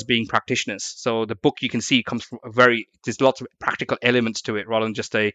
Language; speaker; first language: English; native; English